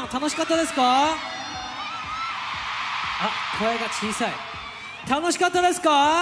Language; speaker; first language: Japanese; non-native, learner; Korean